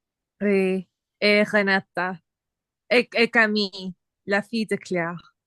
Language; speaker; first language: French; non-native, learner; English